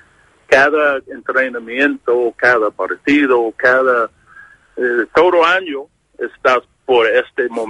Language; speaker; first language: Spanish; non-native, learner; English